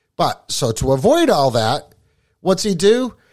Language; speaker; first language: English; native; English